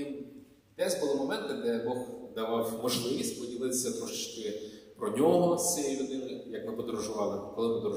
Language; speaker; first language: Ukrainian; native; Ukrainian